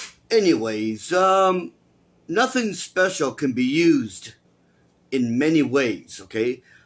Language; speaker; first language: English; native; English